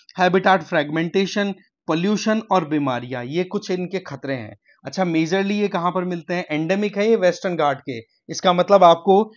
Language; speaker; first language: Hindi; native; Hindi